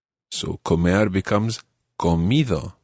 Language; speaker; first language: Spanish; non-native, fluent; English